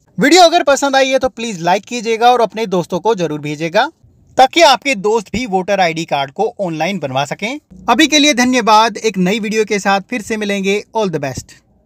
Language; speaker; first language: Hindi; native; Hindi